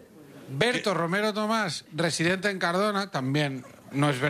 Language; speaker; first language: Spanish; native; Spanish